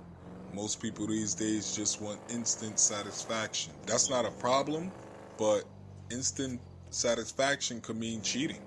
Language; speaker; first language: English; native; English